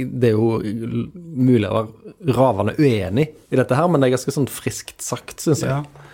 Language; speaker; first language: Norwegian; native; Norwegian